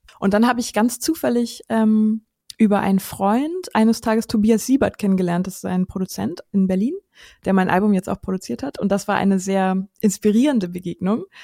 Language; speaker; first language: German; native; German